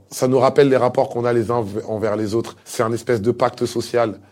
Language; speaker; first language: French; early bilingual, other home language; Lingala